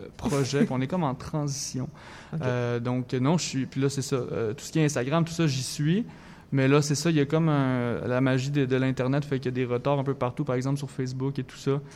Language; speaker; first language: French; native; French